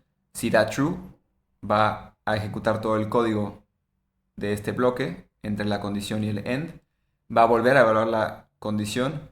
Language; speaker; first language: Spanish; native; Spanish